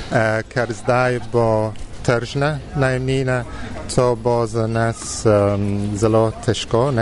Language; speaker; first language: Slovenian; non-native, fluent; English